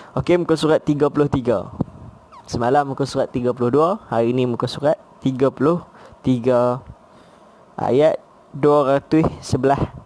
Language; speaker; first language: Malay; native; Malay